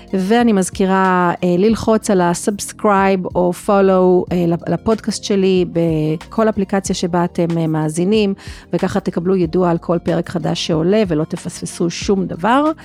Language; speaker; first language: Hebrew; non-native, fluent; English